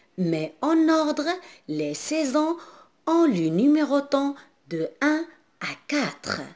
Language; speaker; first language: French; non-native, local second language; Arabic